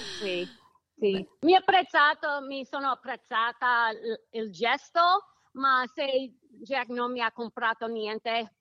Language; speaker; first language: Italian; non-native, learner; English